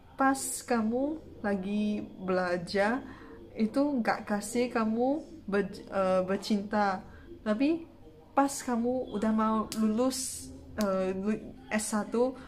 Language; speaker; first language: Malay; non-native, local second language; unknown